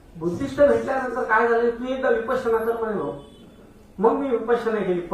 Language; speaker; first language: Marathi; non-native, local second language; Hindi